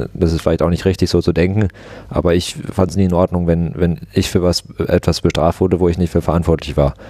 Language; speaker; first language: German; native; German